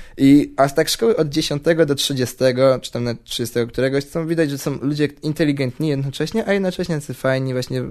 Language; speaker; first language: Polish; native; Polish